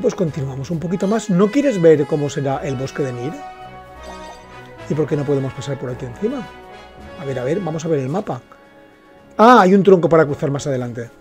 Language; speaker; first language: Spanish; native; Spanish